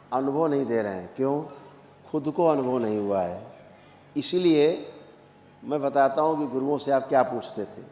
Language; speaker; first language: Hindi; native; Hindi